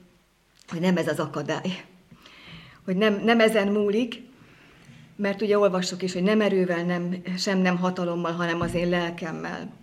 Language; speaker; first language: Hungarian; native; Hungarian